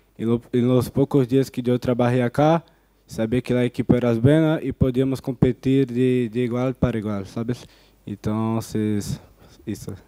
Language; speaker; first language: Spanish; non-native, fluent; Portuguese